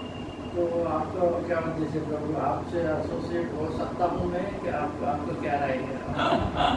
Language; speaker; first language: Hindi; non-native, local second language; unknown